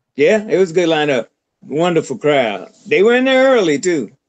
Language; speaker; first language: English; native; English